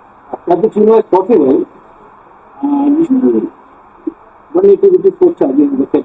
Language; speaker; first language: English; non-native, learner; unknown